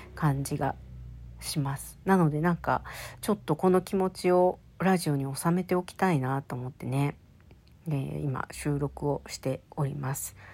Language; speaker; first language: Japanese; native; Japanese